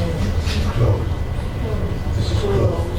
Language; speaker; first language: English; non-native, learner; Arabic